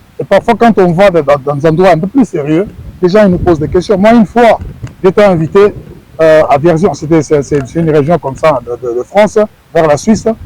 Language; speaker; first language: French; non-native, local second language; Lingala